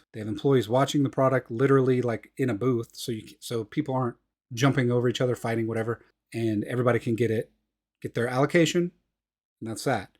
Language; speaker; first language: English; native; English